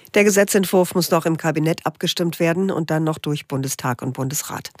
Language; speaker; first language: German; native; German